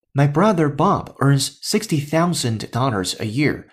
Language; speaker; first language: English; non-native, fluent; Chinese